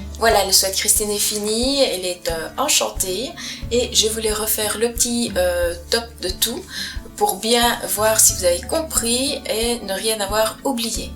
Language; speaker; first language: French; native; French